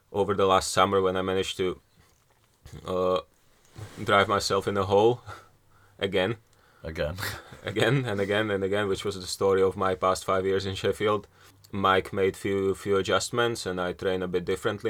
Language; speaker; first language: English; non-native, fluent; Slovak